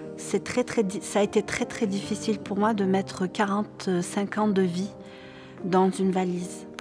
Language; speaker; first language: French; non-native, local second language; Arabic